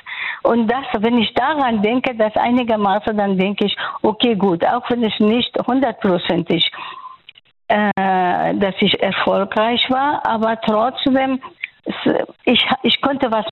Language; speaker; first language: German; non-native, fluent; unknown